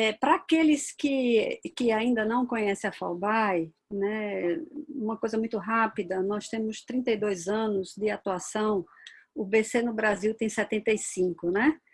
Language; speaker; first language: Portuguese; native; Portuguese